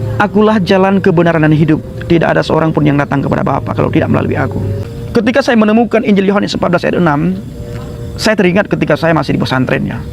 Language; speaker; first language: Indonesian; non-native, local second language; Achinese